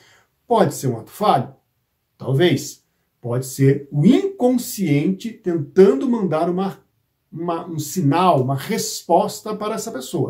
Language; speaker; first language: Portuguese; native; Portuguese